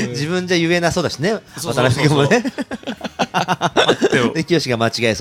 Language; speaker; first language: Japanese; native; Japanese